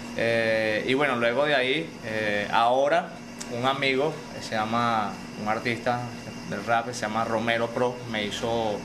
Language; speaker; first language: Spanish; native; Spanish